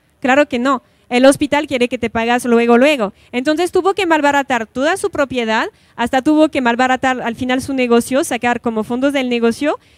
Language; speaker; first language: Spanish; non-native, fluent; French